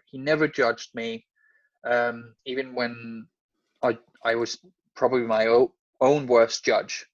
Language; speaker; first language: English; non-native, fluent; Danish